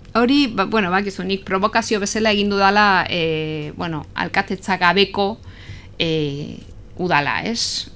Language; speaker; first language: Basque; non-native, local second language; Spanish